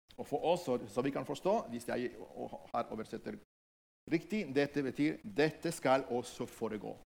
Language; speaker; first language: Norwegian; non-native, fluent; Spanish